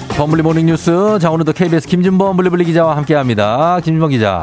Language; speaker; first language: Korean; native; Korean